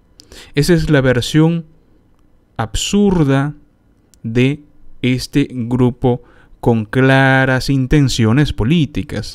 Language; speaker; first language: Spanish; native; Spanish